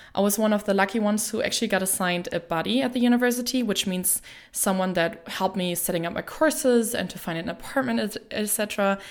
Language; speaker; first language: English; non-native, fluent; German